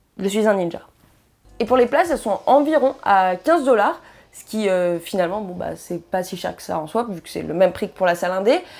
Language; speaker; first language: French; native; French